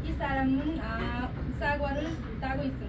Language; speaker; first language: Korean; non-native, learner; Nepali